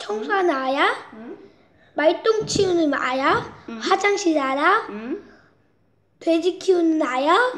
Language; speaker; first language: Korean; early bilingual, heritage; Korean